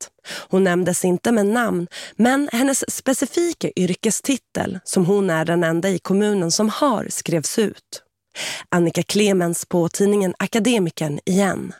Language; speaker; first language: Swedish; native; Swedish